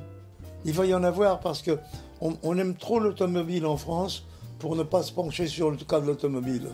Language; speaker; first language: French; native; French